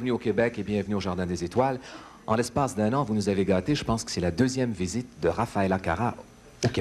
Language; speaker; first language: French; native; French